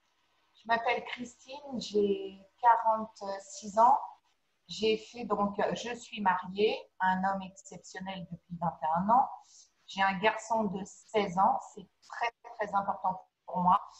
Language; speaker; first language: French; native; French